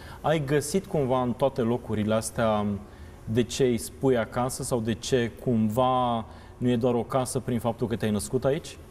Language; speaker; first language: Romanian; native; Romanian